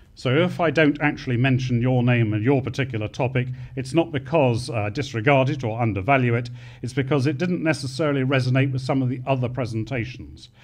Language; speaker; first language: English; native; English